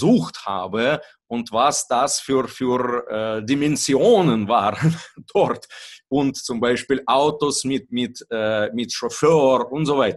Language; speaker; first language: German; non-native, fluent; Russian